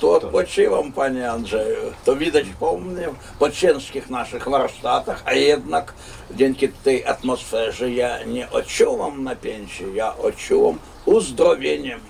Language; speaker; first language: Polish; non-native, fluent; Russian